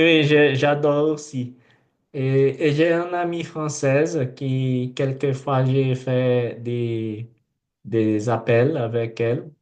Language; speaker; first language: French; non-native, learner; Portuguese